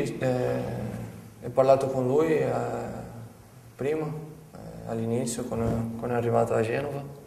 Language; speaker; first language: Italian; non-native, fluent; Portuguese